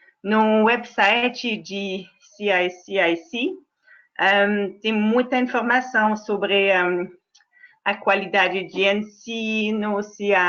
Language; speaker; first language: Portuguese; non-native, fluent; French